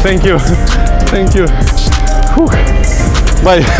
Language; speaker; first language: English; non-native, learner; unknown